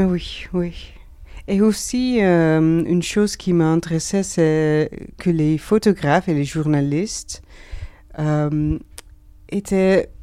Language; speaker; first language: French; non-native, learner; Dutch